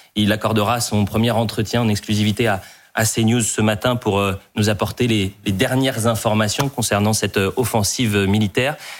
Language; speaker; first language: French; native; French